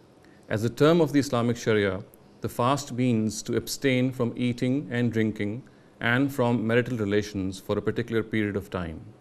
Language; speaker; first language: English; non-native, local second language; Urdu